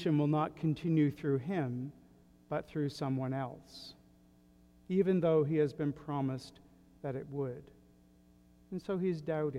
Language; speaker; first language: English; native; English